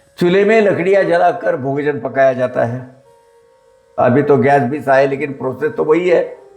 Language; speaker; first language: Hindi; non-native, local second language; Marathi